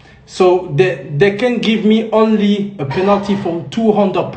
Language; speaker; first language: English; non-native, learner; French